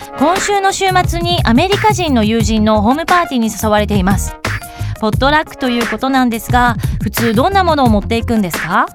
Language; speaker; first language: Japanese; early bilingual, other home language; Korean